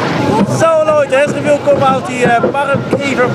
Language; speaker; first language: German; non-native, learner; Dutch